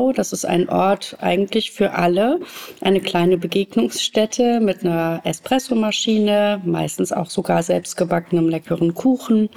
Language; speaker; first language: German; native; German